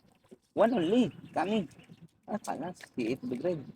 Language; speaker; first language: English; non-native, local second language; Filipino